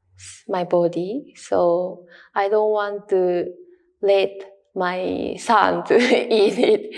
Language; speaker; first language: English; non-native, learner; Japanese